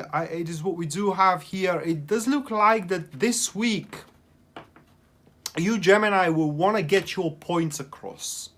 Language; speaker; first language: English; non-native, fluent; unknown